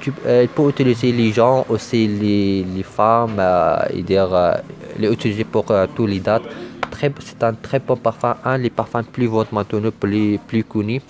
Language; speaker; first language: French; non-native, learner; Arabic